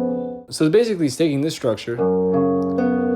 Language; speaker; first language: English; native; English